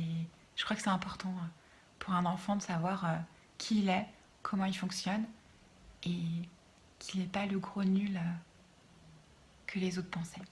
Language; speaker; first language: French; native; French